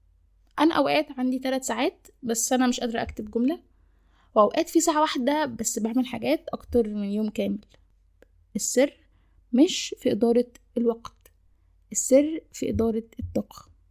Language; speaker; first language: Arabic; native; Arabic